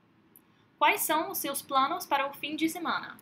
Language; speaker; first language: Portuguese; non-native, fluent; English